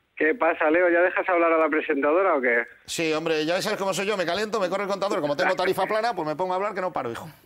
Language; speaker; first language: Spanish; native; Spanish